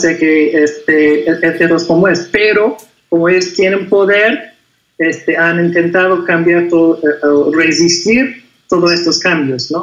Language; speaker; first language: Spanish; non-native, fluent; English